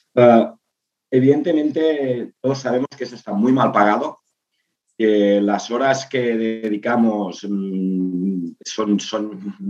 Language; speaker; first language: Spanish; native; Spanish